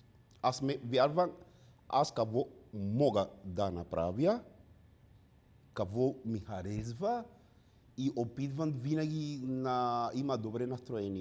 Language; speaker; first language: Bulgarian; non-native, learner; Spanish